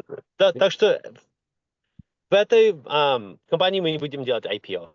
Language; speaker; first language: Russian; early bilingual, heritage; Russian